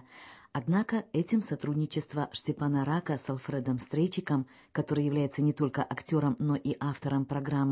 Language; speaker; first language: Russian; native; Russian